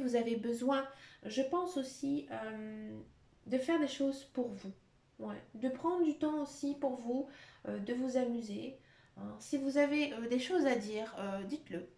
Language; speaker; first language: French; native; French